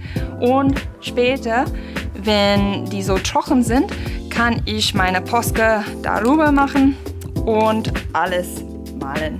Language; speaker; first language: German; non-native, fluent; English